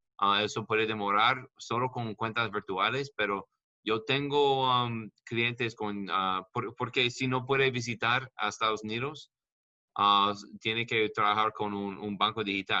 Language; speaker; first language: Spanish; non-native, learner; English